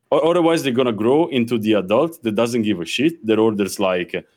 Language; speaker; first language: English; non-native, fluent; Italian